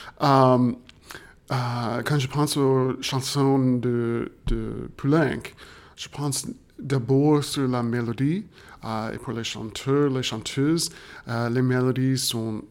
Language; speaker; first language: French; non-native, fluent; English